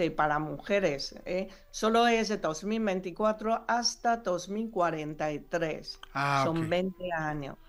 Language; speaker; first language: Spanish; non-native, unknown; Chinese